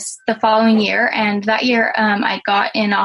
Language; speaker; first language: English; native; English